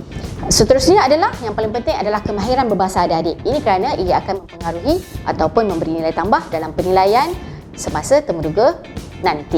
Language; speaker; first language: Malay; native; Malay